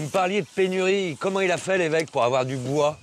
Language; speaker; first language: French; native; French